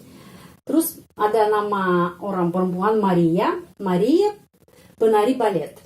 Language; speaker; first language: Indonesian; non-native, fluent; Russian